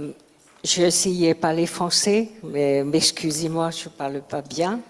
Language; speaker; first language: French; non-native, learner; Chinese